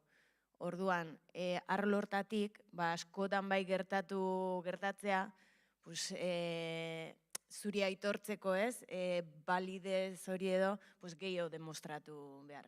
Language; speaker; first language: Basque; native; Basque